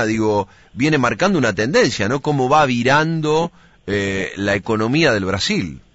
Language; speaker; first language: Spanish; native; Spanish